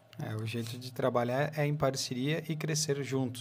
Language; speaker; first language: Portuguese; native; Portuguese